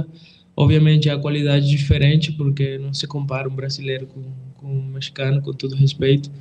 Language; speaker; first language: Portuguese; non-native, fluent; Spanish